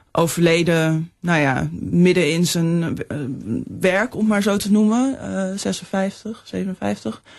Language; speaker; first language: Dutch; early bilingual, other home language; Danish